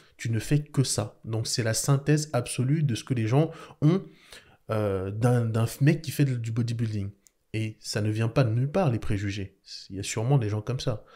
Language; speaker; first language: French; early bilingual, other home language; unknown